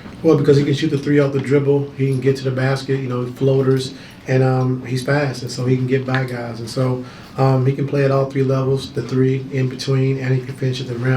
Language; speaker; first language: English; native; English